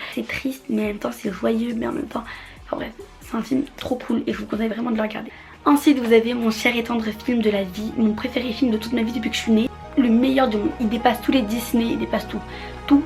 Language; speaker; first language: French; native; French